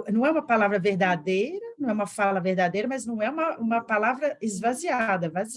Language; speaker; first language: Portuguese; non-native, fluent; Turkish